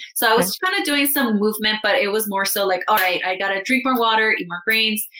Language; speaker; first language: English; native; English